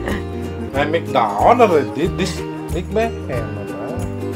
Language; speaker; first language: English; non-native, learner; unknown